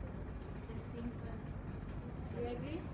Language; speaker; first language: English; non-native, local second language; Malay